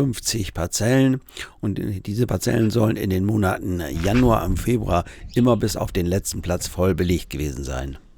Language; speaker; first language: German; native; German